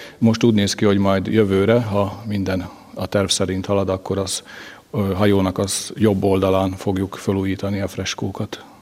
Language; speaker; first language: Hungarian; native; Hungarian